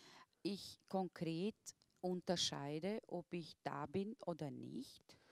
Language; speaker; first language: German; non-native, fluent; Slovak